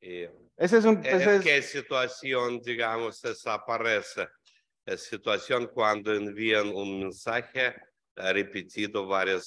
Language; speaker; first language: Spanish; non-native, learner; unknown